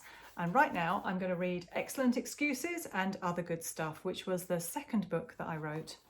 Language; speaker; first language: English; native; English